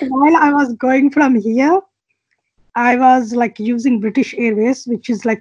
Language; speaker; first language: English; non-native, local second language; Telugu